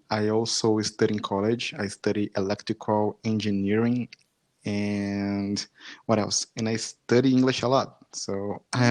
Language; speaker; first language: English; non-native, fluent; Portuguese